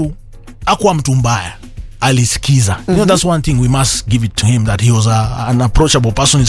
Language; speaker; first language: Swahili; native; Swahili